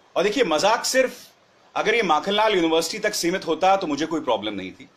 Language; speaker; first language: Hindi; native; Hindi